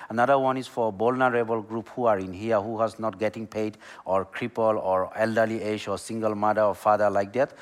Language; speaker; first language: English; non-native, learner; Burmese